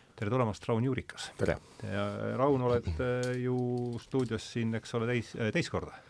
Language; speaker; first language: Estonian; native; Estonian